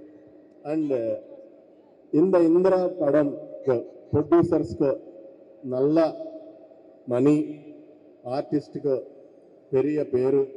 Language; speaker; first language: Tamil; non-native, learner; Telugu